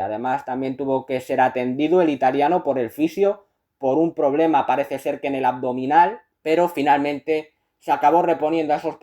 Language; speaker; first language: Spanish; native; Spanish